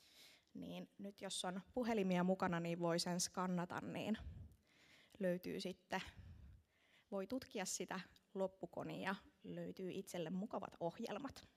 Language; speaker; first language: Finnish; native; Finnish